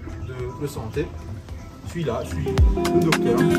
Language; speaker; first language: French; non-native, local second language; Morisyen